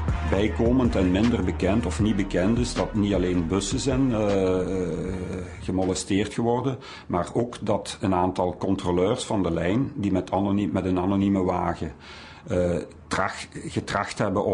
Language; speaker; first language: Dutch; native; Dutch